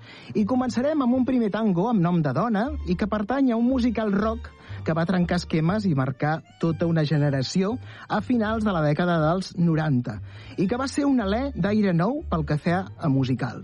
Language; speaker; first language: Catalan; native; Catalan